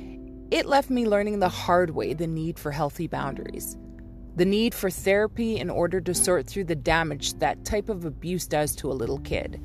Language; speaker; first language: English; native; English